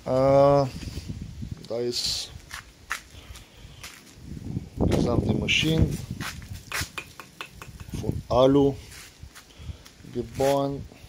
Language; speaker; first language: German; non-native, learner; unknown